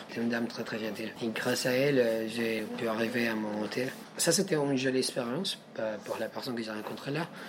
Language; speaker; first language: French; non-native, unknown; Spanish